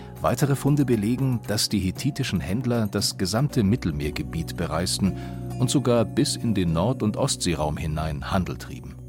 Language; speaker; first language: German; native; German